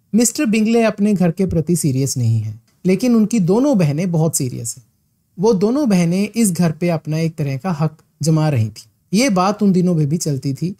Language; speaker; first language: Hindi; non-native, local second language; Punjabi